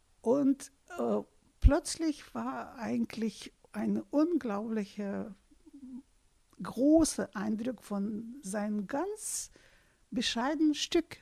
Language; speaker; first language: German; non-native, fluent; Russian